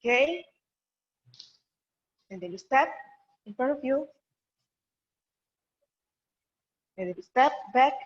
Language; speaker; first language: English; non-native, learner; Indonesian